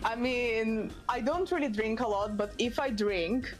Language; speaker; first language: English; non-native, fluent; Russian